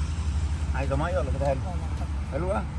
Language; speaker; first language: Arabic; native; Arabic